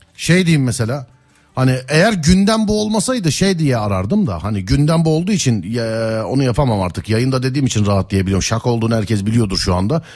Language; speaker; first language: Turkish; native; Turkish